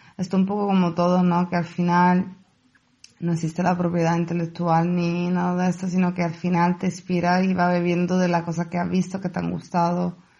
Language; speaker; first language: Spanish; non-native, fluent; Italian